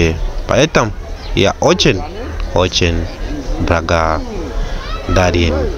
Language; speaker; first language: Russian; non-native, learner; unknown